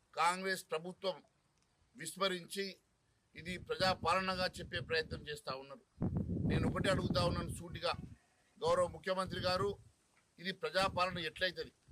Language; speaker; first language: Telugu; native; Telugu